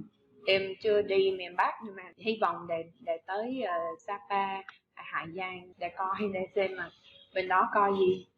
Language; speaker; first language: Vietnamese; non-native, fluent; English